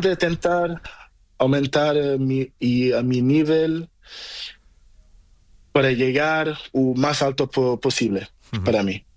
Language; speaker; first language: Spanish; non-native, learner; Portuguese